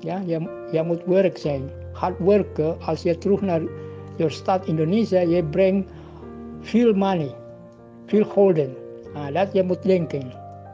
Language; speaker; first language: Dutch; non-native, learner; Indonesian